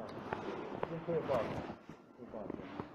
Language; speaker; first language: Polish; non-native, learner; Croatian